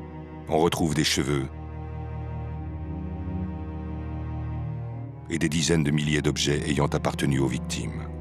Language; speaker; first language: French; native; French